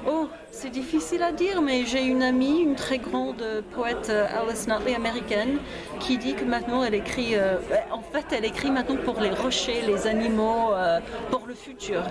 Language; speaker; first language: French; non-native, fluent; English